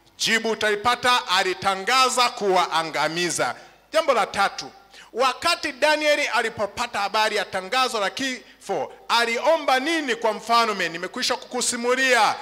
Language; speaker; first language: Swahili; native; Swahili